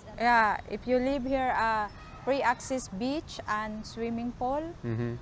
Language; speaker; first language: English; non-native, local second language; Cebuano